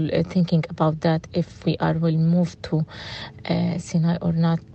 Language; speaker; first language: English; non-native, fluent; Arabic